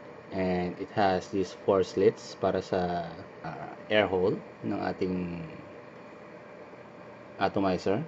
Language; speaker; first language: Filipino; native; Filipino